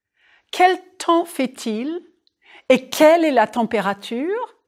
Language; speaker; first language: French; non-native, fluent; English